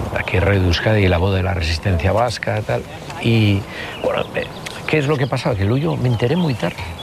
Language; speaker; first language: Spanish; native; Spanish